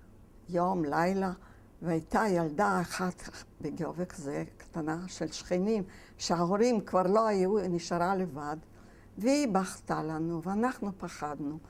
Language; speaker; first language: Hebrew; non-native, fluent; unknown